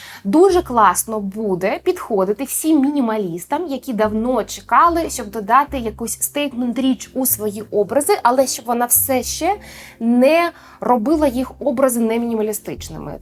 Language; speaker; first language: Ukrainian; native; Ukrainian